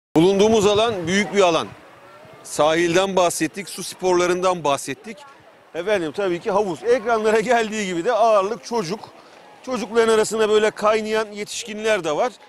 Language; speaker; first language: Turkish; native; Turkish